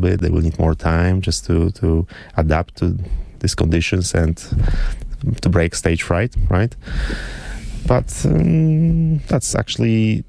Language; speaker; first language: English; non-native, fluent; Polish